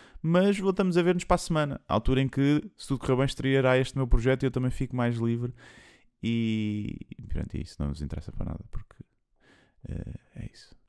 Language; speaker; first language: Portuguese; native; Portuguese